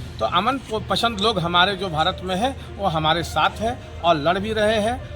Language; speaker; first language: Hindi; native; Hindi